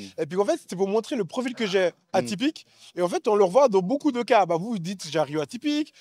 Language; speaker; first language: French; native; French